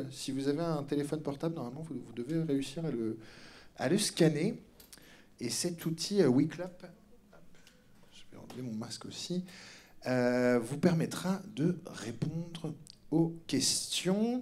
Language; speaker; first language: French; native; French